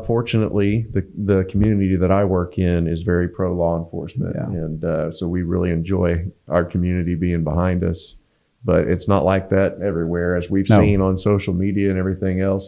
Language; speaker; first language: English; native; English